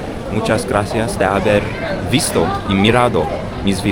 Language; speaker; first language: Spanish; non-native, learner; English